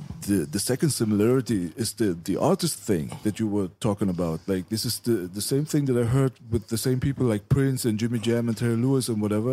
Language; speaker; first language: English; non-native, fluent; Persian